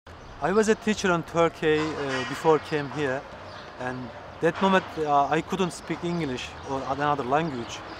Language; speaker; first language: English; non-native, learner; Turkish